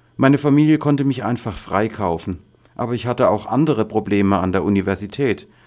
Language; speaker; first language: German; non-native, fluent; Arabic